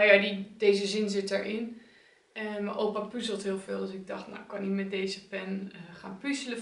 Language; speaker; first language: Dutch; native; Dutch